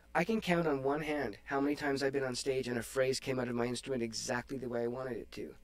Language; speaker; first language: English; native; English